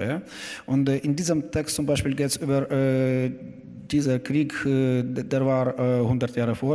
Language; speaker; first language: German; non-native, learner; Ukrainian